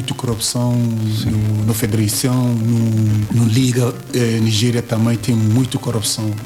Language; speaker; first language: Portuguese; non-native, learner; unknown